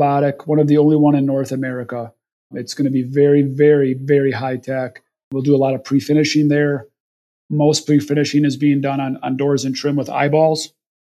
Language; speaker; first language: English; native; English